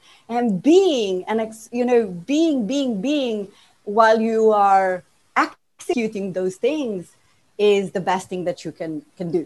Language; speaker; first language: English; non-native, fluent; Slovenian